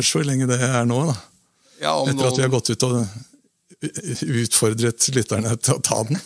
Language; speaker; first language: Norwegian; native; Norwegian